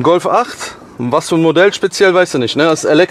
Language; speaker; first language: German; native; German